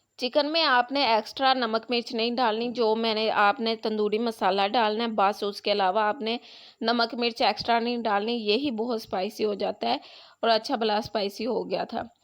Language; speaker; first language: Urdu; non-native, local second language; Punjabi